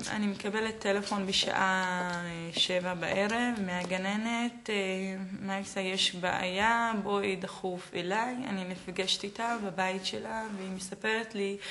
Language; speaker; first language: Hebrew; non-native, local second language; Arabic